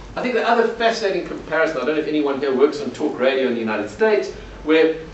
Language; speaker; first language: English; native; English